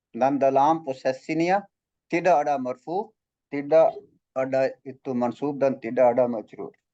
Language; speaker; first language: Malay; non-native, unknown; Arabic